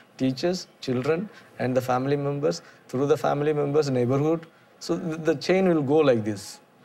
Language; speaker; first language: English; non-native, local second language; Tamil